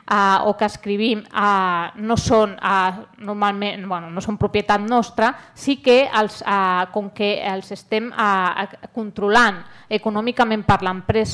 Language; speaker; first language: Catalan; native; Catalan